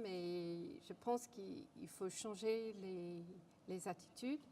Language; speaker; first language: French; non-native, fluent; English